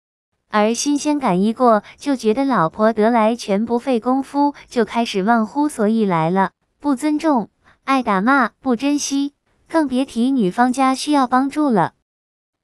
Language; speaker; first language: Chinese; non-native, fluent; Vietnamese